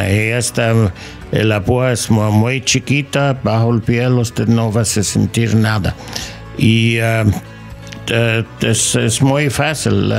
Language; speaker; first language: Spanish; non-native, learner; English